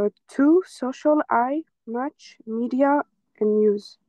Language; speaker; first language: English; non-native, fluent; French